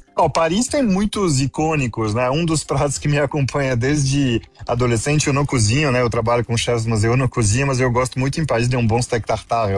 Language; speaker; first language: Portuguese; non-native, fluent; French